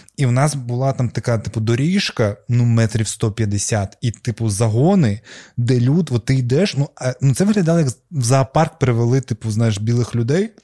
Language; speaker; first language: Ukrainian; non-native, local second language; Russian